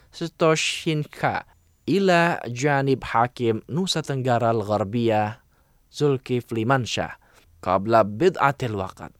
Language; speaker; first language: Arabic; non-native, fluent; Indonesian